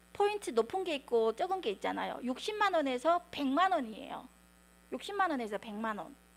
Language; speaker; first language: Korean; native; Korean